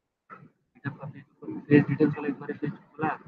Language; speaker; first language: Hindi; native; Hindi